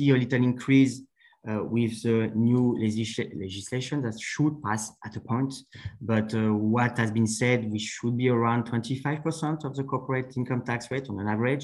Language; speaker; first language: English; non-native, fluent; French